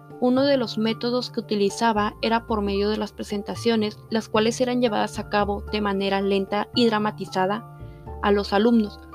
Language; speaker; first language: Spanish; native; Spanish